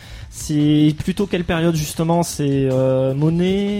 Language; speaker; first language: French; native; French